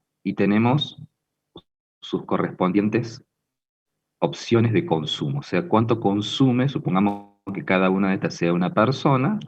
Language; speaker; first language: Spanish; native; Spanish